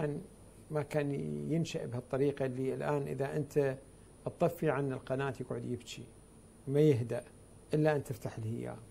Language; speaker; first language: Arabic; native; Arabic